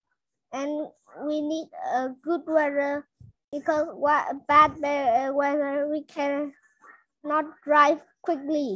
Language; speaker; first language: English; non-native, learner; Vietnamese